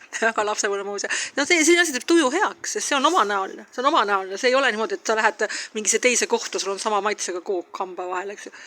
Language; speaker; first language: Estonian; native; Estonian